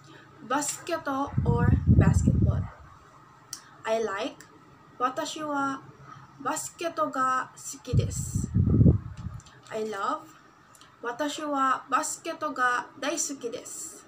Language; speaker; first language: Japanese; non-native, learner; Filipino